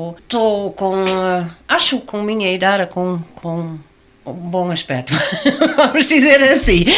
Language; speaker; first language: Portuguese; non-native, learner; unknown